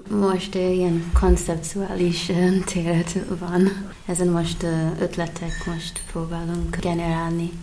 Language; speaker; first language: Hungarian; non-native, fluent; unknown